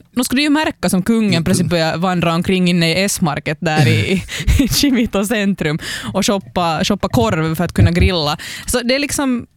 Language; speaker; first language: Swedish; native; Swedish